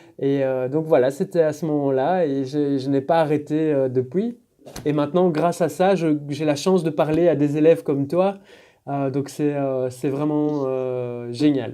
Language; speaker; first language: French; native; French